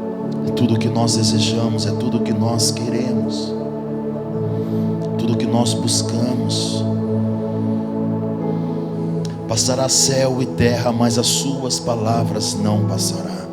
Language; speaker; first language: Portuguese; native; Portuguese